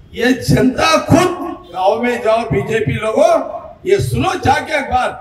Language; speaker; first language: Hindi; non-native, local second language; Telugu